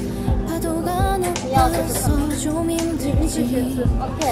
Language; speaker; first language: Chinese; non-native, learner; Korean